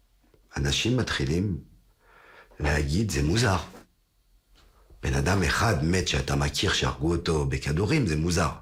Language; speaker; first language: Hebrew; non-native, fluent; French